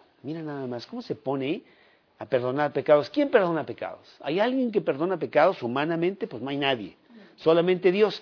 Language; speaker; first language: Spanish; native; Spanish